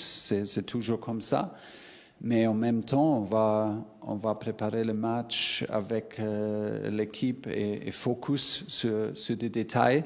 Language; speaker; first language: French; non-native, learner; German